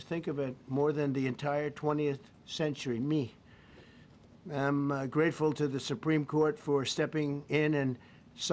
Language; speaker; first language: English; native; English